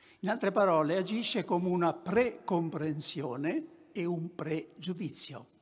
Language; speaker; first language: Italian; native; Italian